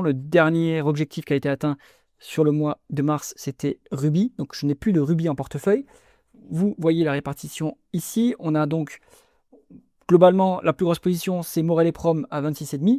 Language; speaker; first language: French; native; French